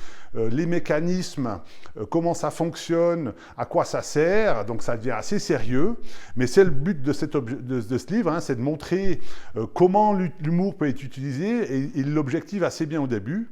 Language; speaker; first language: French; native; French